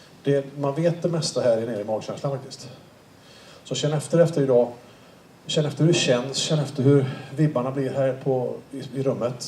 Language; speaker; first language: Swedish; native; Swedish